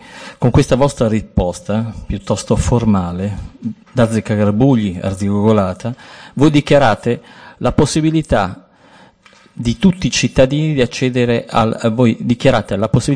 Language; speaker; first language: Italian; native; Italian